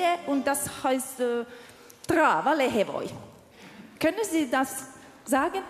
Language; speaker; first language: German; non-native, learner; Finnish